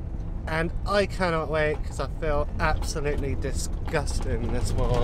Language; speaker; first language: English; native; English